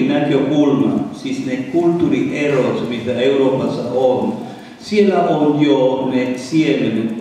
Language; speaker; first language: Finnish; non-native, fluent; Spanish